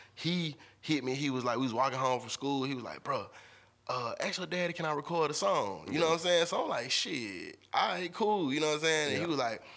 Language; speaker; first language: English; native; English